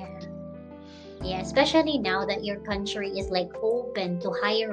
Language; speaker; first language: English; non-native, local second language; Filipino